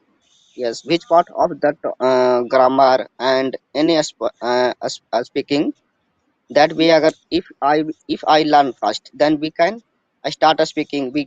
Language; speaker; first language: English; non-native, learner; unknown